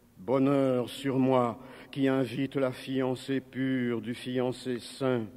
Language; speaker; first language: French; native; French